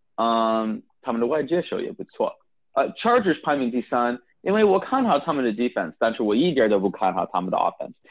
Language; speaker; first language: Chinese; early bilingual, heritage; Chinese